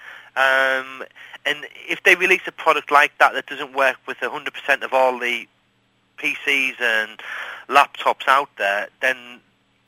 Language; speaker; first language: English; native; English